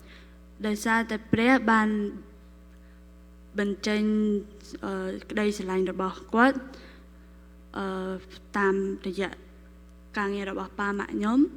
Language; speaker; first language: Khmer; non-native, local second language; Korean